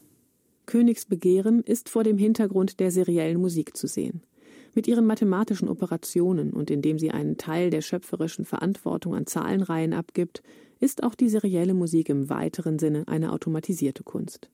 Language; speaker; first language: German; native; German